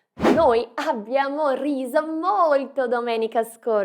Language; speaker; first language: Italian; non-native, fluent; Portuguese